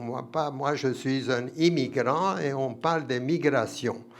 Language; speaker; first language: French; non-native, fluent; Romanian